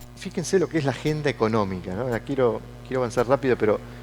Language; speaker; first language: Spanish; native; Spanish